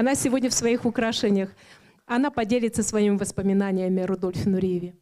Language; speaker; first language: Russian; native; Russian